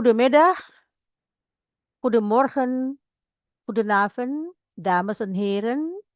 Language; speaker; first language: Dutch; non-native, fluent; Indonesian